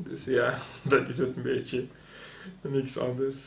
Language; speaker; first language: Dutch; non-native, local second language; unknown